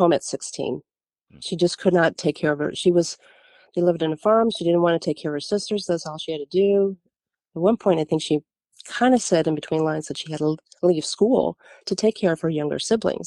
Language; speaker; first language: English; early bilingual, other home language; German